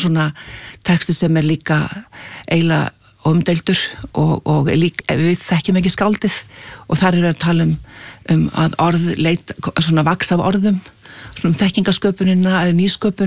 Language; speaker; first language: Icelandic; native; Icelandic